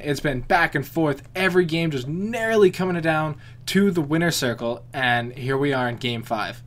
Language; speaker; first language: English; native; English